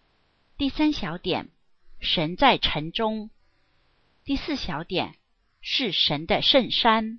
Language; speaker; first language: Chinese; native; Chinese